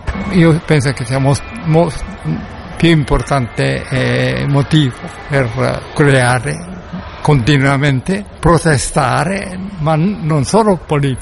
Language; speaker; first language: Italian; non-native, learner; Japanese